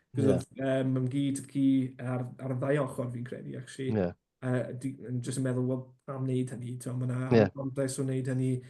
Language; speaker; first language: Welsh; non-native, local second language; English